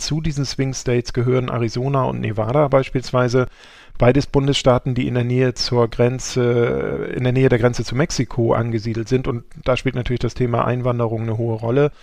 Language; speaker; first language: German; native; German